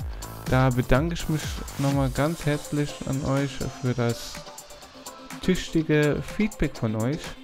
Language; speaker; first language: German; native; German